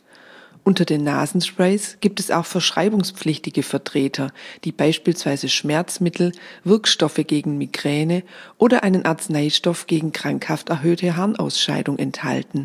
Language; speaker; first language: German; native; German